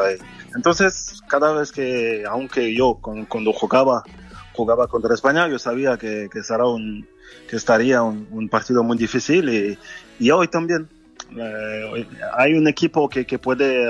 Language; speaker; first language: Spanish; non-native, fluent; French